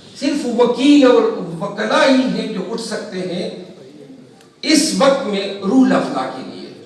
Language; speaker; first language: Urdu; non-native, local second language; Pashto